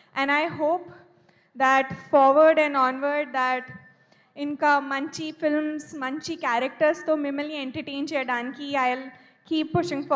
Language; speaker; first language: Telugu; non-native, learner; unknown